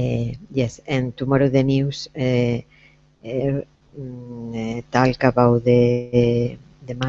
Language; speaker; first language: English; non-native, learner; Spanish